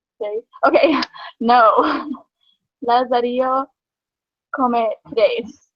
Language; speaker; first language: Spanish; non-native, learner; English